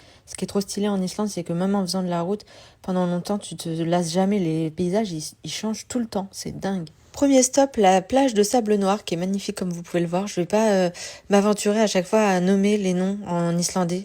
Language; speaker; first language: French; native; French